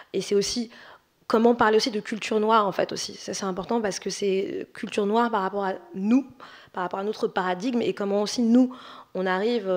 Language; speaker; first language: French; native; French